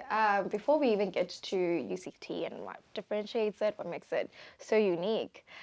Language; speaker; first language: English; non-native, local second language; Tswana